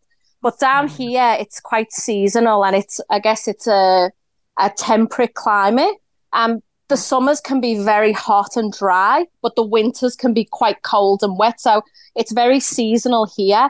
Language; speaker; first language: English; native; English